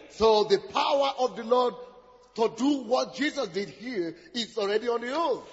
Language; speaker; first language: English; non-native, local second language; Yoruba